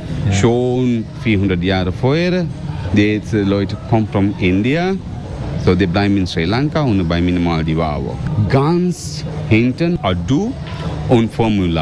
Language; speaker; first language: German; non-native, learner; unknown